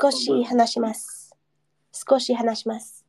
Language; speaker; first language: Japanese; non-native, learner; English